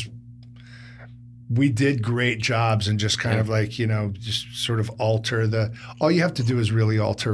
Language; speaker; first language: English; native; English